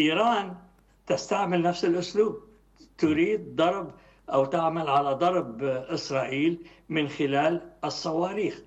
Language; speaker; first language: Arabic; native; Arabic